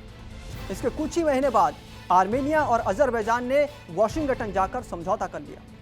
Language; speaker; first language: Hindi; native; Hindi